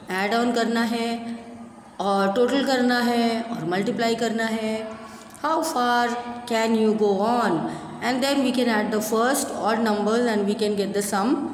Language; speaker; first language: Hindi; non-native, local second language; Gujarati